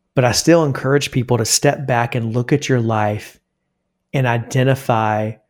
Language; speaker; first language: English; native; English